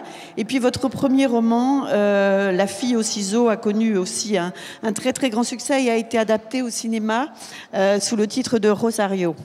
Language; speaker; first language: French; native; French